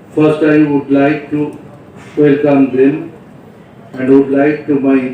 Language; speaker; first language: English; non-native, local second language; Bangla